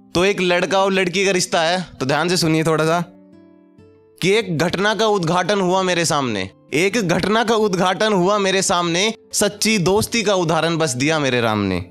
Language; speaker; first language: Hindi; native; Hindi